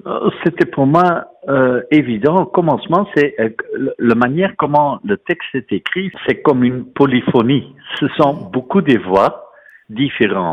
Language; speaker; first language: French; non-native, fluent; Dutch